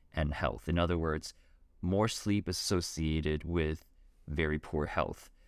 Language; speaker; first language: English; native; English